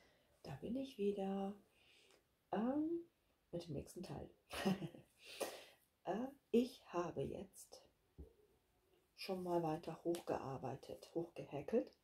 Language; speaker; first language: German; native; German